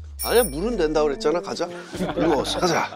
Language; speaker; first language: Korean; native; Korean